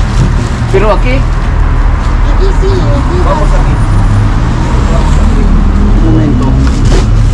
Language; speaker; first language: Spanish; non-native, learner; Filipino